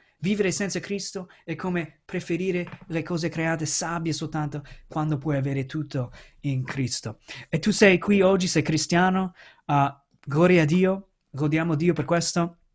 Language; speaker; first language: Italian; non-native, fluent; English